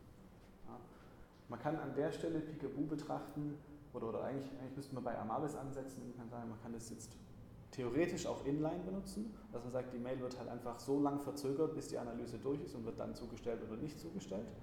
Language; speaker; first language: German; native; German